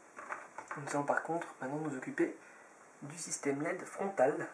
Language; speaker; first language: French; native; French